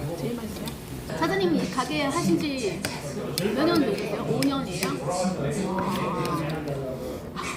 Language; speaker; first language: Korean; non-native, local second language; Chinese